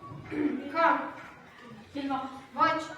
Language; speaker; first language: English; non-native, fluent; Uzbek